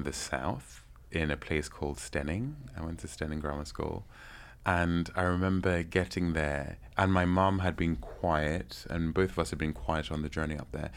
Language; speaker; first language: English; non-native, local second language; Yoruba